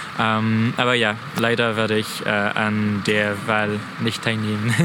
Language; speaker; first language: German; non-native, fluent; French